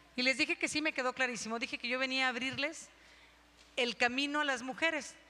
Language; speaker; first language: Spanish; native; Spanish